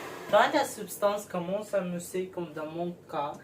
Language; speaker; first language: French; non-native, learner; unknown